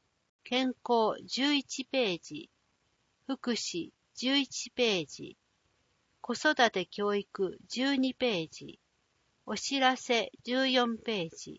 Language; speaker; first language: Japanese; native; Japanese